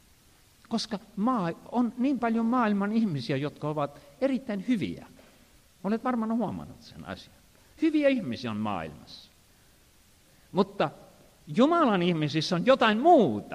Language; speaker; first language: Finnish; non-native, fluent; Estonian